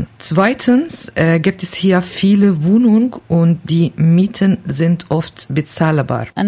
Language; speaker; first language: German; non-native, learner; Kurdish